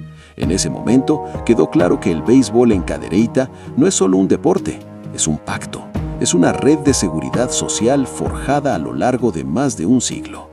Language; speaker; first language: Spanish; native; Spanish